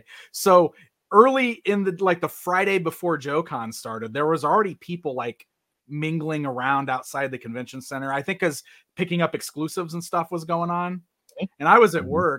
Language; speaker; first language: English; native; English